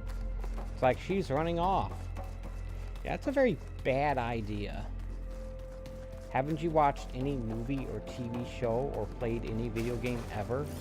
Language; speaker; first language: English; native; English